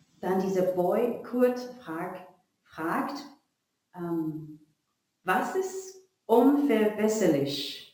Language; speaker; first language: German; non-native, learner; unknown